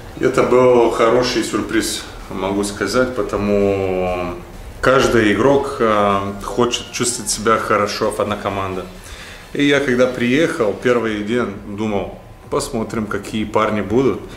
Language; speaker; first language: Russian; non-native, learner; Bulgarian